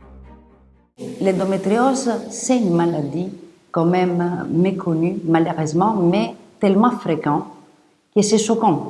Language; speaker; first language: French; non-native, fluent; Greek